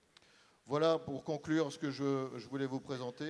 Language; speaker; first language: French; native; French